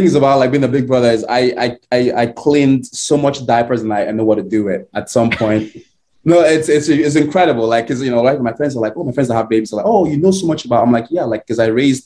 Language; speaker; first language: English; non-native, local second language; Igbo